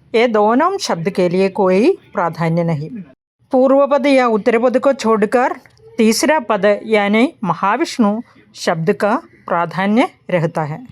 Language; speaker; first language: Hindi; non-native, local second language; Malayalam